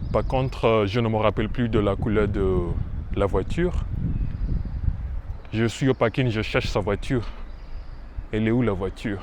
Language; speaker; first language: French; non-native, learner; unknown